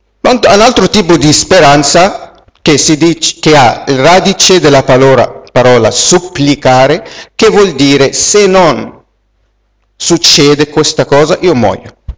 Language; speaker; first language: Italian; non-native, fluent; Arabic